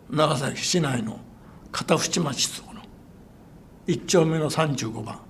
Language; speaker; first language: Japanese; native; Japanese